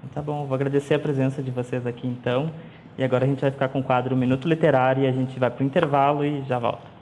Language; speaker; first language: Portuguese; native; Portuguese